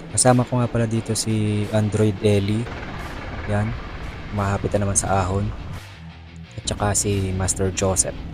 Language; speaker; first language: Filipino; native; Filipino